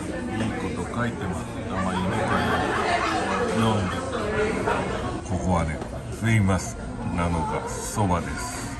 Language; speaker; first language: Japanese; native; Japanese